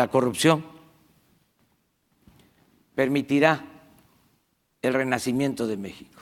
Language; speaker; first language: Spanish; native; Spanish